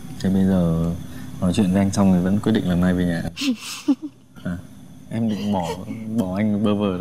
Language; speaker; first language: Vietnamese; native; Vietnamese